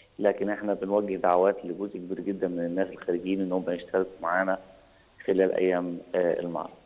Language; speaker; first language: Egyptian Arabic; native; Egyptian Arabic